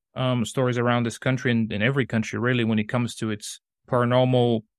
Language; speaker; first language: English; non-native, fluent; Bulgarian